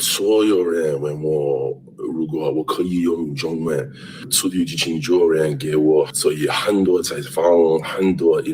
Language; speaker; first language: Chinese; non-native, learner; English